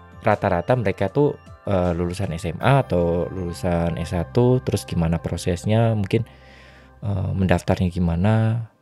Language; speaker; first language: Indonesian; native; Indonesian